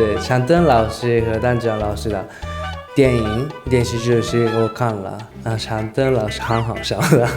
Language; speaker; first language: Chinese; non-native, learner; Japanese